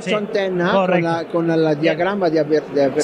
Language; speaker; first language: Spanish; non-native, learner; Italian